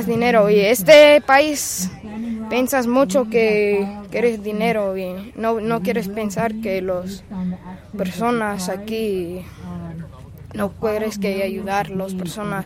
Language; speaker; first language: Spanish; non-native, learner; English